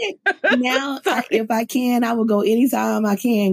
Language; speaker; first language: English; native; English